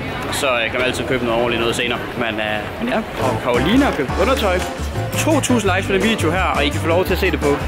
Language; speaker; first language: Danish; native; Danish